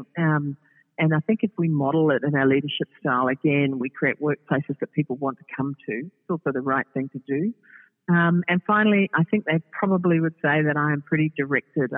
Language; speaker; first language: English; native; English